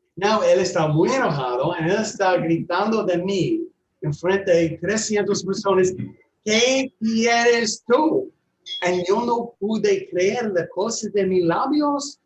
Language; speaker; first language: Spanish; non-native, learner; English